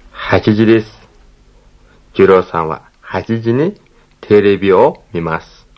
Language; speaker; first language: Japanese; non-native, learner; Mongolian